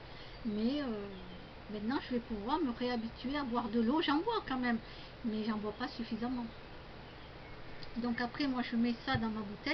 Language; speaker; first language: French; native; French